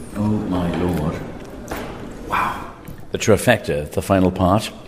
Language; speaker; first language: English; native; English